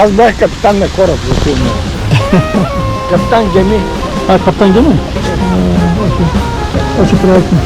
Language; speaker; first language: Russian; non-native, learner; Bulgarian